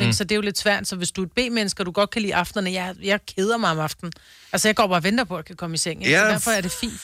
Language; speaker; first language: Danish; native; Danish